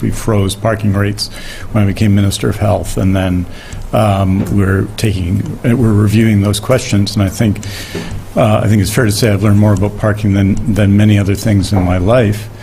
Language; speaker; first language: English; native; English